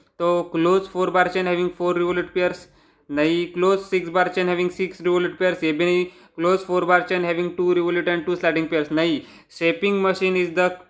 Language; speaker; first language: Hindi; non-native, local second language; Marathi